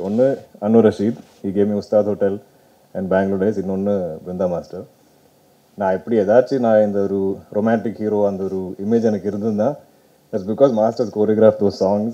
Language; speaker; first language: Tamil; non-native, local second language; Malayalam